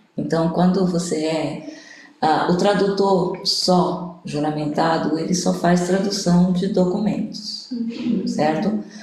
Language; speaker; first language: Portuguese; native; Portuguese